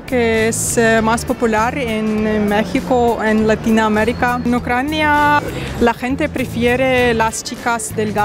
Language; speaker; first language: Spanish; non-native, learner; Russian